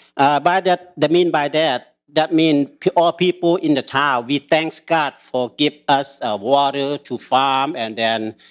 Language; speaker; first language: English; early bilingual, other home language; Lao